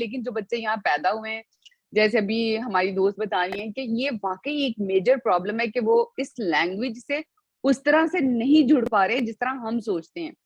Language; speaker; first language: Urdu; non-native, local second language; Punjabi